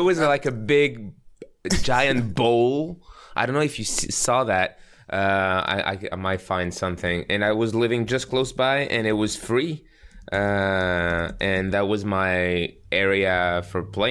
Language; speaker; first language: English; non-native, fluent; French